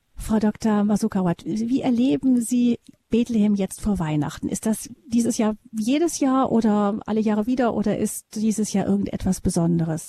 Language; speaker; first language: German; native; German